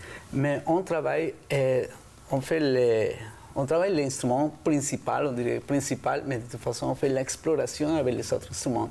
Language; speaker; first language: French; non-native, fluent; Spanish